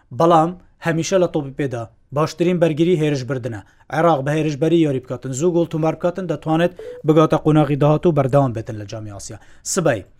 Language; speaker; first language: Central Kurdish; non-native, local second language; Kurdish